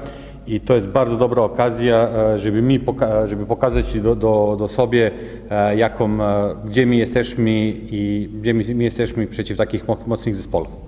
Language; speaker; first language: Polish; non-native, learner; Serbian